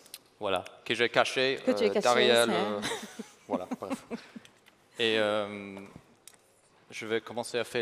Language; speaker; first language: French; non-native, fluent; English